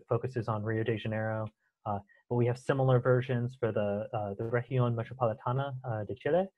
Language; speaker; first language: English; native; English